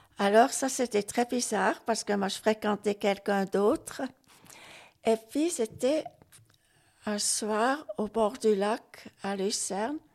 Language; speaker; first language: French; non-native, local second language; Swiss German